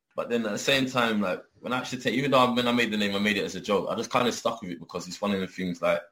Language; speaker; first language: English; native; English